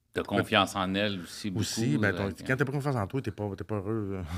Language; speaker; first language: French; native; French